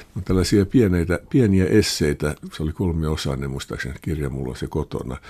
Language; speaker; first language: Finnish; non-native, local second language; Swedish